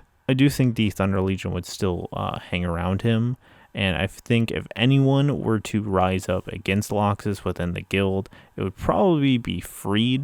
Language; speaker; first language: English; native; English